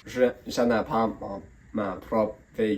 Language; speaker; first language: French; non-native, local second language; English